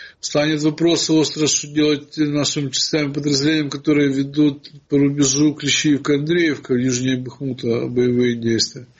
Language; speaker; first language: Russian; non-native, local second language; Ukrainian